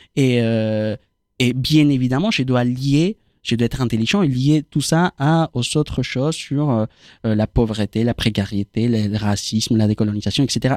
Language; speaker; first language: French; non-native, fluent; Spanish